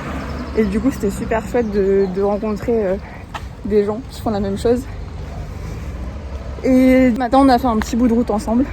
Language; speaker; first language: French; native; French